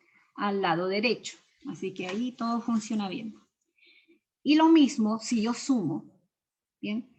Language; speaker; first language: Spanish; native; Spanish